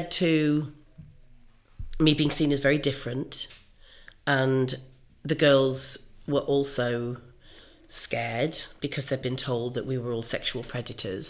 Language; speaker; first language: English; native; English